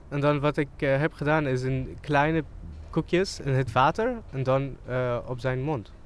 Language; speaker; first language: Dutch; non-native, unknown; Arabic